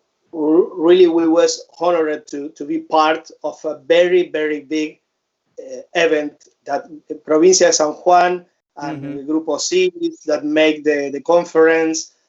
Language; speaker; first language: English; non-native, fluent; Spanish